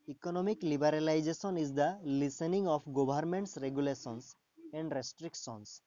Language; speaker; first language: English; non-native, local second language; Assamese